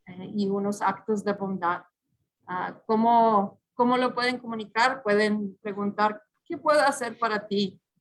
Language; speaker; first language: Spanish; early bilingual, heritage; English